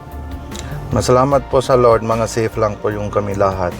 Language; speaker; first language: Filipino; non-native, learner; Punjabi